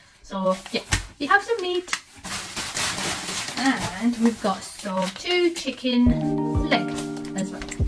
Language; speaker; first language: English; native; English